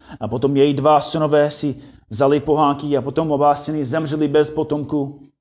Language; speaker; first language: Czech; non-native, fluent; English